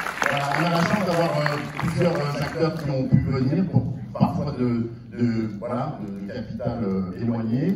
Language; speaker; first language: French; native; French